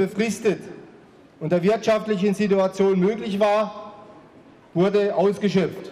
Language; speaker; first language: German; native; German